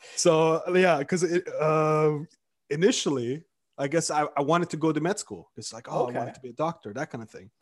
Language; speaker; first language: English; early bilingual, other home language; Romanian